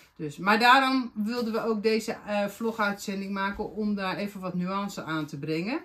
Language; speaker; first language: Dutch; native; Dutch